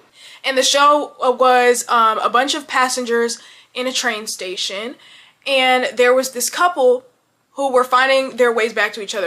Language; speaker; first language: English; native; English